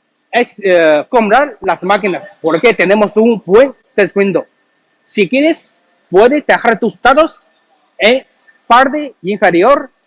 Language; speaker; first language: Spanish; non-native, learner; Chinese